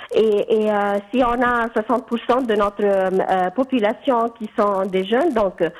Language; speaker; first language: French; non-native, fluent; Arabic